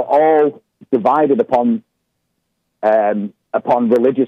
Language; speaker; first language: English; native; English